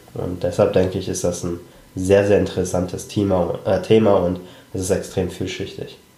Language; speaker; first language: German; early bilingual, other home language; Cantonese